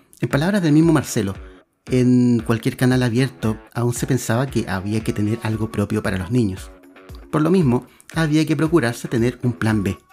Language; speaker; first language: Spanish; native; Spanish